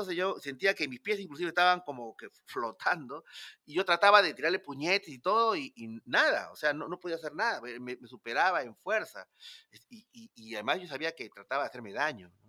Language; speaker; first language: Spanish; native; Spanish